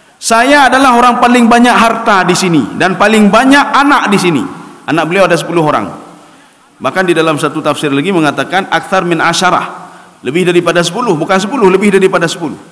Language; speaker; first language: Malay; non-native, local second language; Achinese